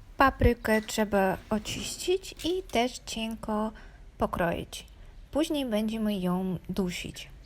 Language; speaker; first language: Polish; non-native, fluent; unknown